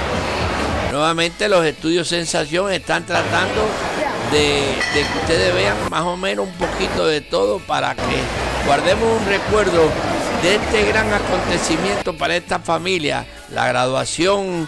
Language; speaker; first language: Spanish; native; Spanish